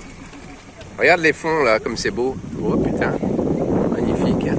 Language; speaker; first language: French; native; French